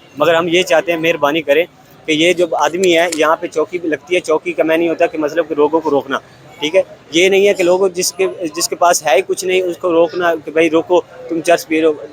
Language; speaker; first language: Urdu; non-native, local second language; Punjabi